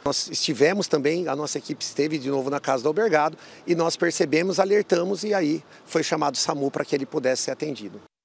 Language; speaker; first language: Portuguese; native; Portuguese